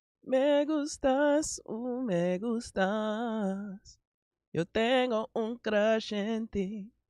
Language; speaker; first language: Spanish; non-native, learner; English